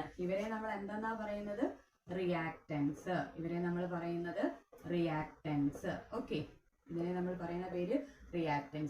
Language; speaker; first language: Malayalam; native; Malayalam